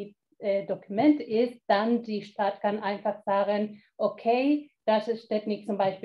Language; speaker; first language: German; non-native, fluent; Spanish